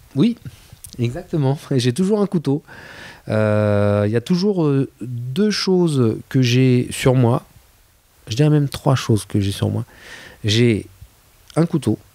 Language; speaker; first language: French; native; French